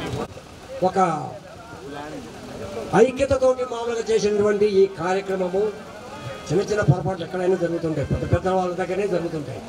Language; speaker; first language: Telugu; native; Telugu